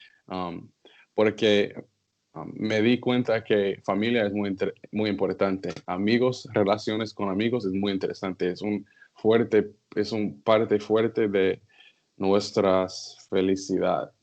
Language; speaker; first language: Spanish; non-native, learner; English